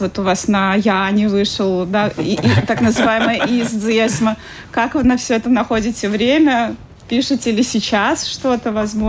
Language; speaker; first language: Russian; native; Russian